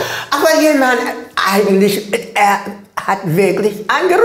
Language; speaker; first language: German; non-native, learner; English